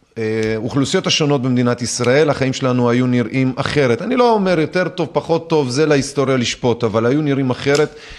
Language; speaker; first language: Hebrew; early bilingual, other home language; Russian